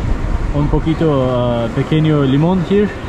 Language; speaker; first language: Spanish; non-native, learner; Turkish